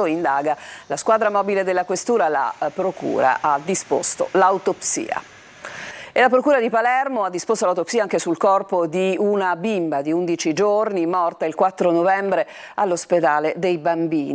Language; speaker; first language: Italian; native; Italian